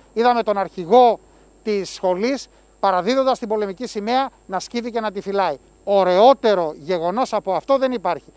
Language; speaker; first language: Greek; native; Greek